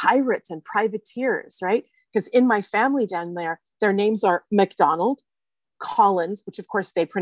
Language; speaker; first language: English; native; English